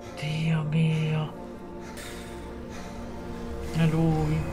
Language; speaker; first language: Italian; native; Italian